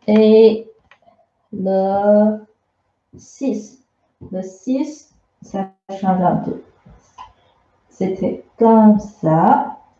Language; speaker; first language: French; non-native, fluent; Chinese